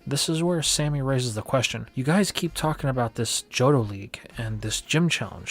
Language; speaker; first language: English; native; English